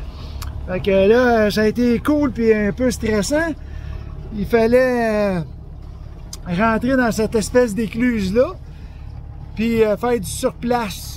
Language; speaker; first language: French; native; French